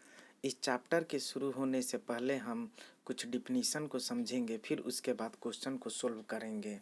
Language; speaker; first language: Hindi; native; Hindi